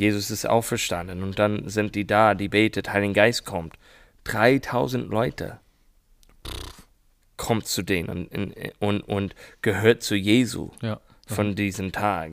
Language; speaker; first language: German; non-native, learner; English